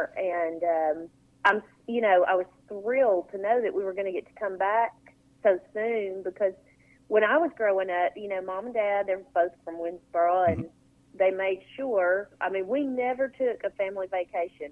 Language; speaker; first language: English; native; English